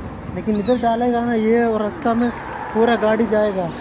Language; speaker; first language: Hindi; non-native, local second language; Malayalam